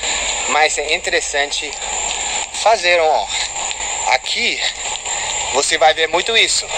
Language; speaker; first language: Portuguese; non-native, fluent; English